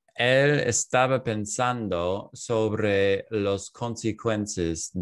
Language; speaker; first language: Spanish; non-native, learner; English